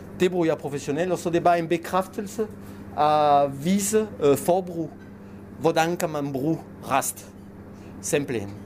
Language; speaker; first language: Danish; non-native, fluent; French